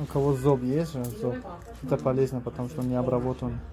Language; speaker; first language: Russian; non-native, local second language; Tajik